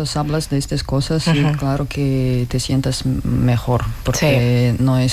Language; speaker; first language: Spanish; non-native, learner; Russian